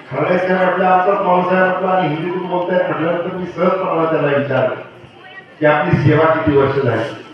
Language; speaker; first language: Marathi; native; Marathi